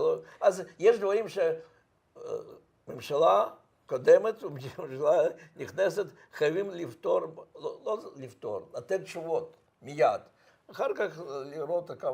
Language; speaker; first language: Hebrew; non-native, fluent; Russian